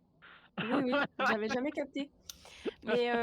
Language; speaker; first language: French; native; French